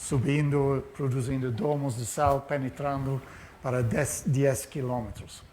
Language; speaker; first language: Portuguese; non-native, learner; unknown